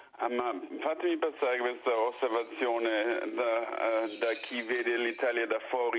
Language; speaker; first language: Italian; non-native, fluent; German